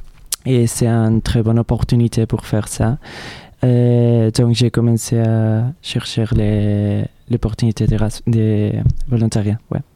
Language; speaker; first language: French; non-native, learner; Spanish